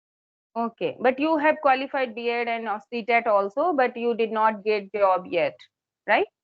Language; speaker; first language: English; non-native, local second language; Hindi